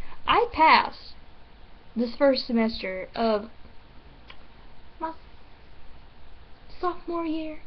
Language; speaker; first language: English; native; English